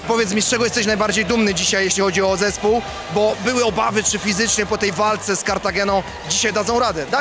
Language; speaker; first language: Polish; native; Polish